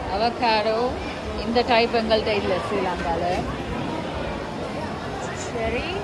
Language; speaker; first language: Tamil; native; Tamil